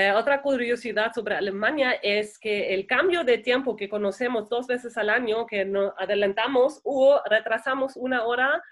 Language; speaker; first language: Spanish; non-native, fluent; German